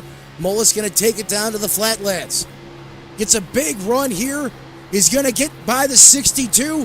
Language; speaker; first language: English; native; English